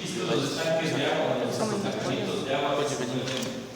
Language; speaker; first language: Spanish; native; Spanish